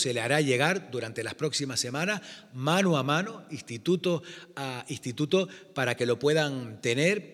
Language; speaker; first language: Spanish; native; Spanish